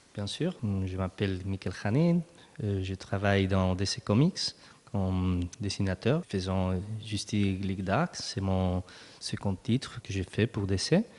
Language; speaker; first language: French; non-native, learner; Spanish